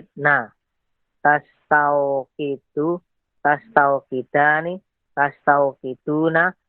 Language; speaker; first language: Arabic; non-native, learner; Indonesian